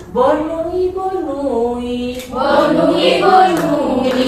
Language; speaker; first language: French; non-native, fluent; Indonesian